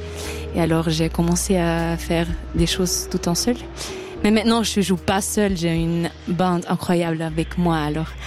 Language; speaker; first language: French; non-native, local second language; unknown